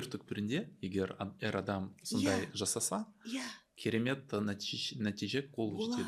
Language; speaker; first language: Kazakh; non-native, learner; Russian